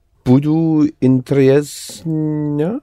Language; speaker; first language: Russian; non-native, learner; English